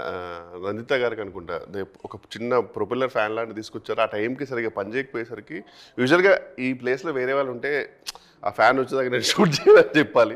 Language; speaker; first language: Telugu; native; Telugu